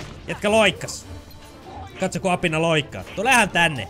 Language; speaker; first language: Finnish; native; Finnish